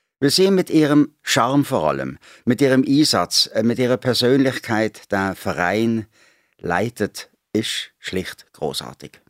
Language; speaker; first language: German; native; German